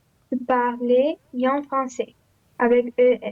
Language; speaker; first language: French; non-native, learner; Romanian